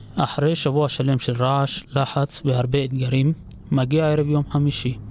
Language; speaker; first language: Hebrew; non-native, local second language; Arabic